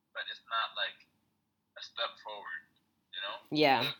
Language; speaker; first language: English; non-native, fluent; Amharic